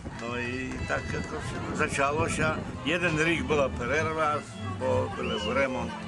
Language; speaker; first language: Polish; non-native, local second language; Rusyn